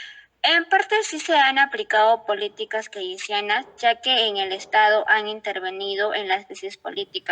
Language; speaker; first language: Spanish; native; Spanish